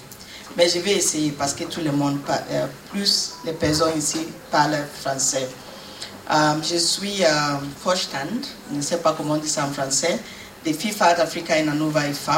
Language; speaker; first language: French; non-native, learner; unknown